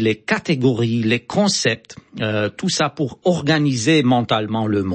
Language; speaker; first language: French; non-native, fluent; Romanian